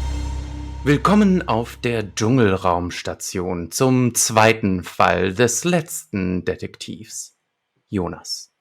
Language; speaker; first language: German; native; German